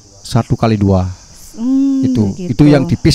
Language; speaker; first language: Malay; non-native, local second language; Balinese